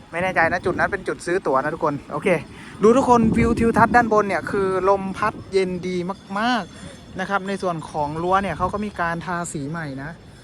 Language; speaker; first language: Thai; native; Thai